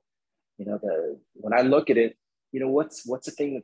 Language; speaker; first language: English; native; English